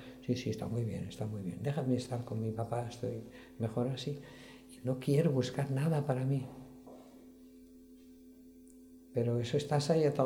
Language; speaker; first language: Spanish; native; Spanish